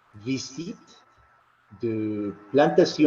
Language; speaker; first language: French; non-native, learner; Spanish